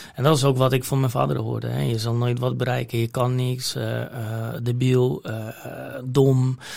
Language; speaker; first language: Dutch; non-native, fluent; Polish